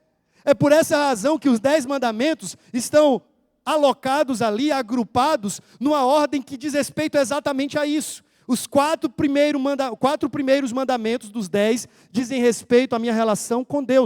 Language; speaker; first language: Portuguese; native; Portuguese